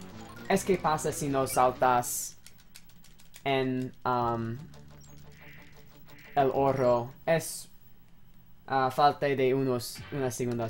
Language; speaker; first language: Spanish; non-native, learner; English